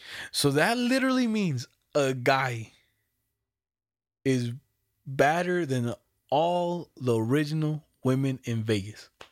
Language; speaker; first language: English; native; English